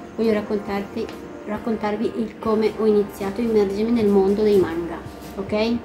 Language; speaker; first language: Italian; non-native, fluent; Spanish